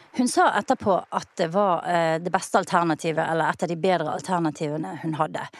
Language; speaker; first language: Norwegian; native; Norwegian